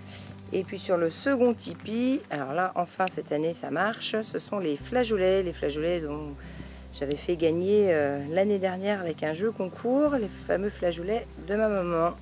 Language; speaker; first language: French; native; French